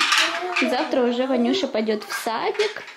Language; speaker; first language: Russian; native; Russian